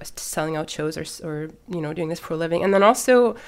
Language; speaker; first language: English; early bilingual, other home language; German